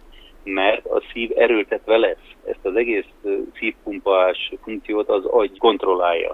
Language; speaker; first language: Hungarian; native; Hungarian